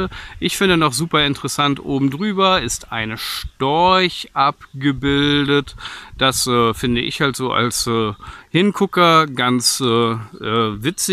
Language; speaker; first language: German; native; German